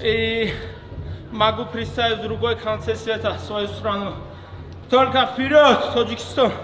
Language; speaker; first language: Russian; non-native, local second language; Tajik